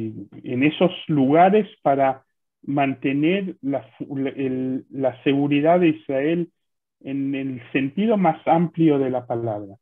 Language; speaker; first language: Spanish; non-native, fluent; Hebrew